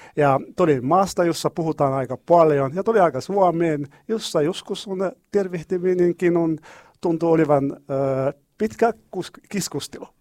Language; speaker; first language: Finnish; non-native, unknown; Arabic